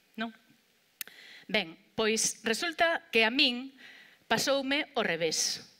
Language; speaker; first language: Galician; non-native, local second language; Spanish